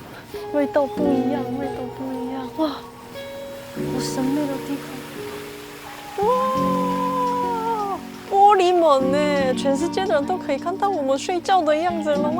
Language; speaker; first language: Chinese; non-native, fluent; Korean